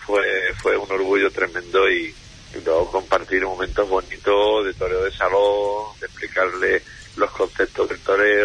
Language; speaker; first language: Spanish; native; Spanish